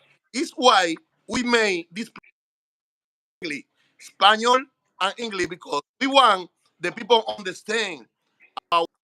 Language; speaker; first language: English; non-native, learner; Spanish